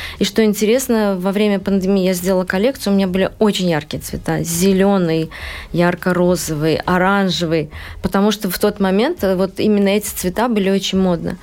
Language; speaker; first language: Russian; non-native, local second language; Uzbek